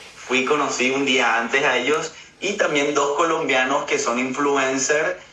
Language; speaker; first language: Spanish; native; Spanish